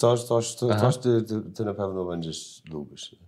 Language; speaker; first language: Polish; non-native, learner; English